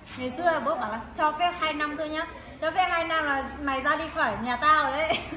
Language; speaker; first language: Vietnamese; non-native, local second language; Hmong